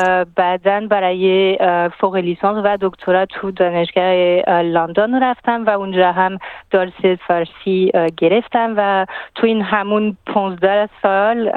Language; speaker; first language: Persian; non-native, fluent; French